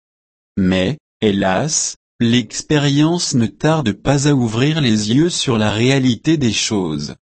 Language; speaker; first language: French; native; French